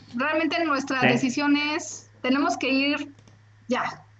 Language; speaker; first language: Spanish; native; Spanish